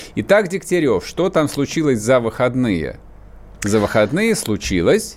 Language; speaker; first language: Russian; native; Russian